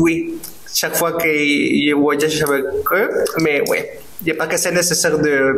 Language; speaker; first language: French; non-native, fluent; Spanish